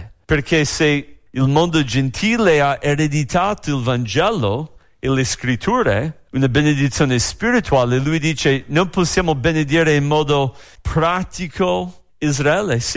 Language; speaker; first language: Italian; non-native, fluent; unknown